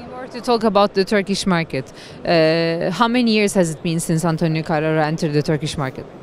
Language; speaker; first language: English; non-native, fluent; Turkish